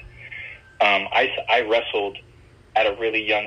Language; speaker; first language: English; native; English